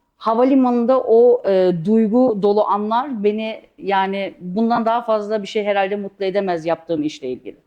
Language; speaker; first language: Turkish; early bilingual, heritage; Turkish